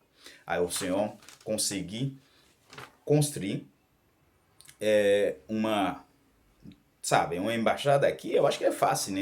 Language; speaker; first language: Portuguese; non-native, learner; Haitian Creole